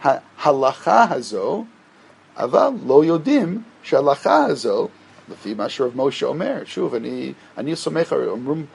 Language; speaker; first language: Hebrew; non-native, fluent; English